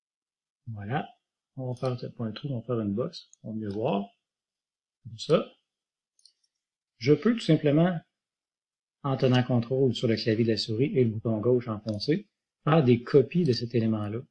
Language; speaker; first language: French; native; French